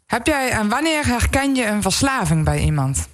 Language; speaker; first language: Dutch; native; Dutch